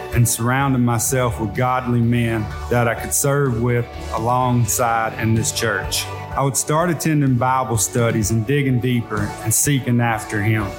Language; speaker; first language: English; native; English